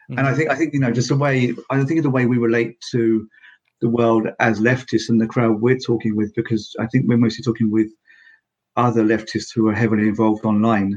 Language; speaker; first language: English; native; English